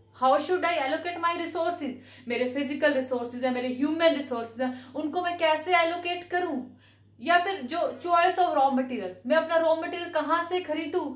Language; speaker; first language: Hindi; native; Hindi